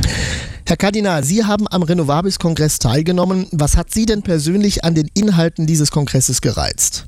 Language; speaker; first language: German; native; German